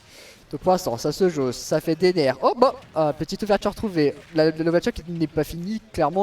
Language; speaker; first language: French; native; French